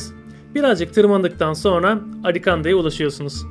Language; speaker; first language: Turkish; native; Turkish